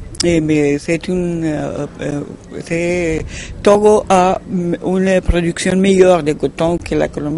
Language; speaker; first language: French; non-native, learner; Spanish